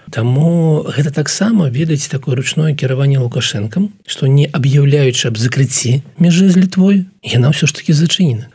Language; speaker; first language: Belarusian; non-native, local second language; Russian